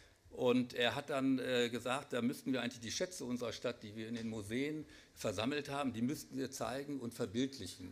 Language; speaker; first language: German; native; German